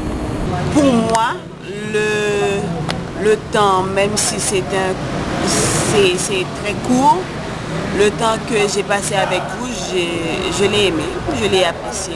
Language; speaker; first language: French; non-native, local second language; Haitian Creole